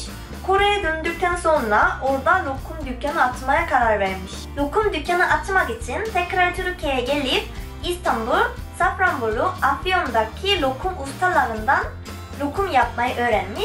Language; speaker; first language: Turkish; non-native, fluent; Korean